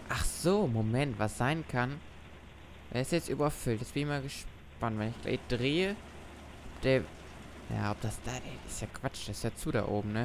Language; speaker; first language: German; native; German